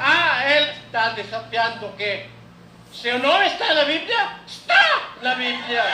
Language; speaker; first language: Portuguese; non-native, learner; Filipino